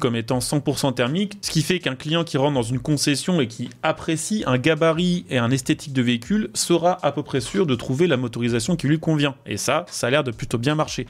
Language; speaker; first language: French; native; French